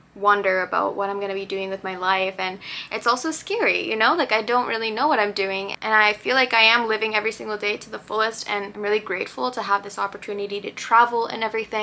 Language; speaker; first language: English; early bilingual, other home language; Japanese